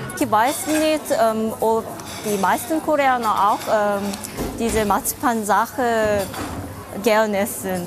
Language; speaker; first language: German; non-native, learner; Korean